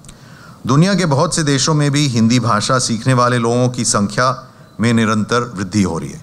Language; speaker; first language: Hindi; native; Hindi